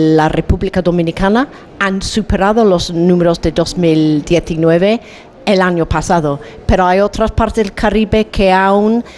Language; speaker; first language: Spanish; non-native, fluent; English